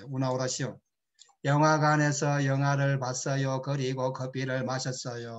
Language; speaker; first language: Korean; native; Korean